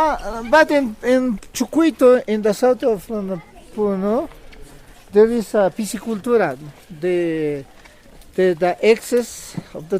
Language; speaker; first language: English; non-native, learner; Spanish